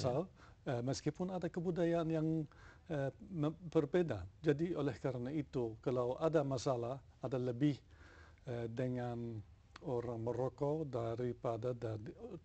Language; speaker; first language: Indonesian; non-native, fluent; Dutch